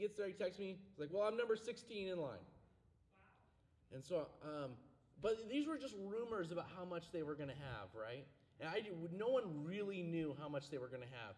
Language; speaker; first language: English; native; English